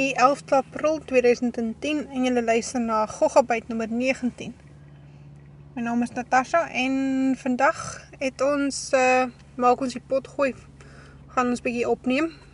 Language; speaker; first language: Afrikaans; native; Afrikaans